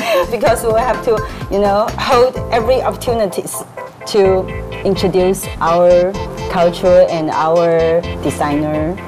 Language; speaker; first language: English; non-native, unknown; Chinese